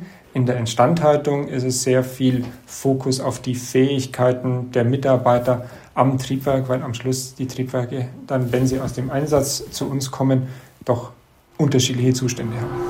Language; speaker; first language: German; native; German